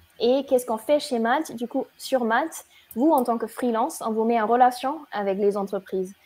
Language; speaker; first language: French; non-native, fluent; German